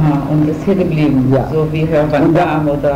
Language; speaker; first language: German; non-native, fluent; Hebrew